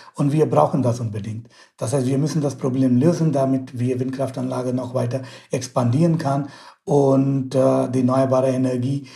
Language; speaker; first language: German; non-native, fluent; Hindi